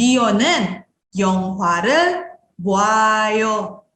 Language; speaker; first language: Korean; non-native, fluent; Indonesian